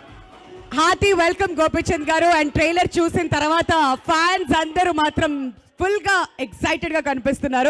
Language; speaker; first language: Telugu; native; Telugu